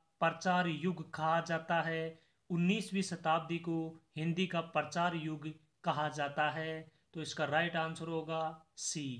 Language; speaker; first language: Hindi; native; Hindi